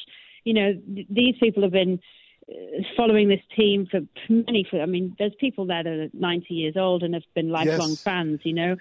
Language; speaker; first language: English; native; English